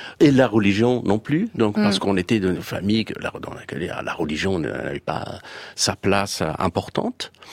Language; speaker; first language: French; non-native, fluent; Persian